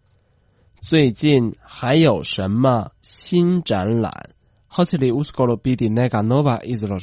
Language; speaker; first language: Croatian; non-native, fluent; Chinese